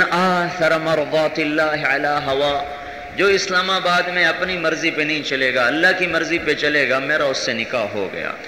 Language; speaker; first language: Urdu; non-native, local second language; Punjabi